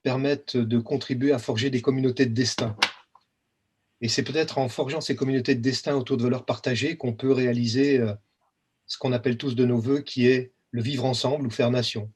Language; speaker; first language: French; native; French